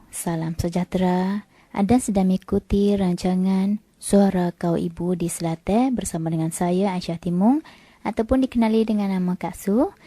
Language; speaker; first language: Malay; native; Malay